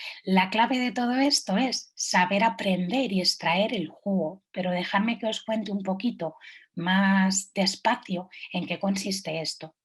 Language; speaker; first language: Spanish; native; Spanish